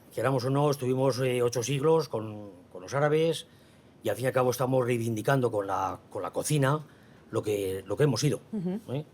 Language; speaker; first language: Spanish; native; Spanish